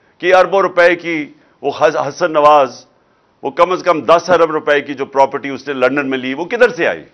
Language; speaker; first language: Urdu; non-native, local second language; Punjabi